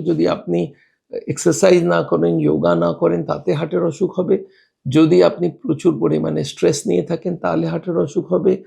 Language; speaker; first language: Bangla; non-native, local second language; Hindi